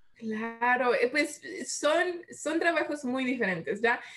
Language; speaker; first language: Spanish; early bilingual, heritage; Spanish